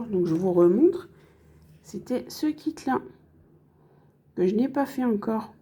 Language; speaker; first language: French; native; French